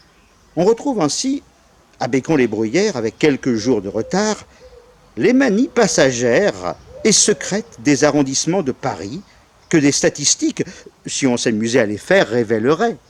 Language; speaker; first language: French; native; French